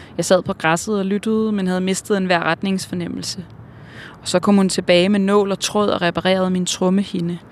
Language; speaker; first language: Danish; native; Danish